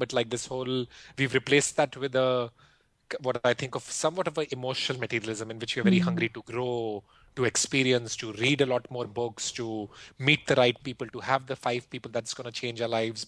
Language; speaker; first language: English; non-native, local second language; Hindi